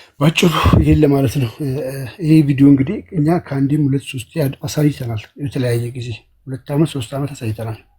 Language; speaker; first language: Amharic; native; Amharic